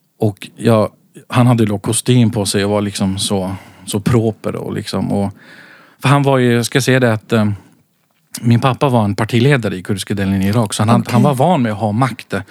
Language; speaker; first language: Swedish; early bilingual, other home language; Central Kurdish